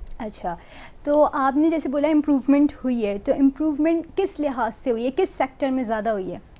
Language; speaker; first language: Urdu; native; Urdu